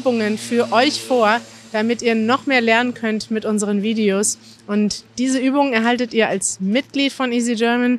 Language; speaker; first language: German; native; German